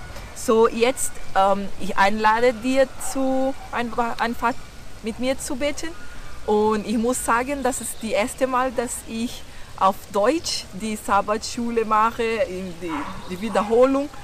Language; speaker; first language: German; non-native, learner; Portuguese